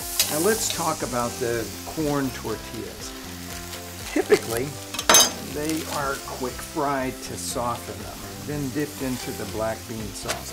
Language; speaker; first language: English; native; English